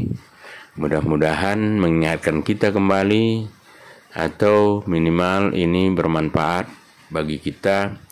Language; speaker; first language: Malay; non-native, local second language; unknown